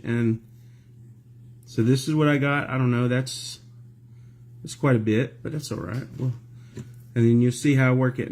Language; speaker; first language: English; native; English